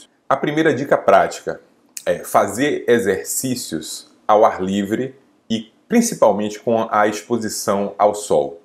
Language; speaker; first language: Portuguese; native; Portuguese